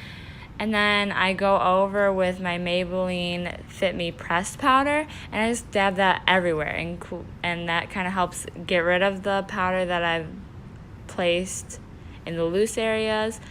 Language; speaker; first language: English; native; English